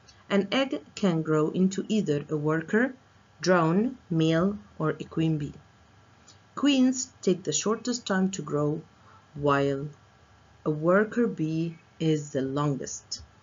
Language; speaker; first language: English; non-native, fluent; Arabic